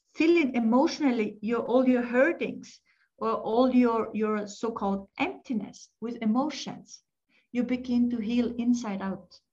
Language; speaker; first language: English; non-native, fluent; German